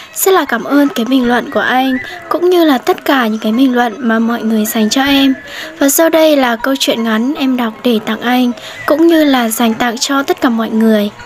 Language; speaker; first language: Vietnamese; non-native, local second language; Hmong